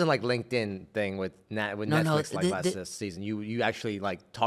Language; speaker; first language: English; native; English